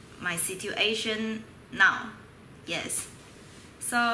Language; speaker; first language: English; non-native, learner; Chinese